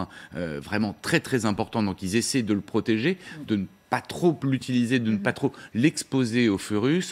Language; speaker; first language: French; native; French